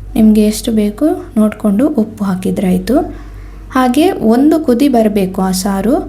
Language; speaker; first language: Kannada; non-native, local second language; Konkani